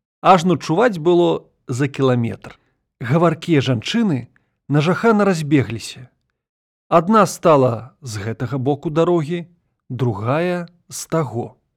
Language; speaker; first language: Belarusian; native; Belarusian